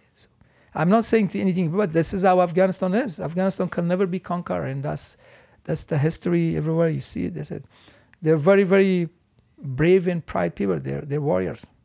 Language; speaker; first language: English; non-native, fluent; Persian